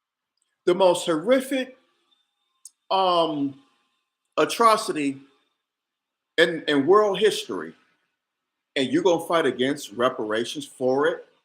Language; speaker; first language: English; native; English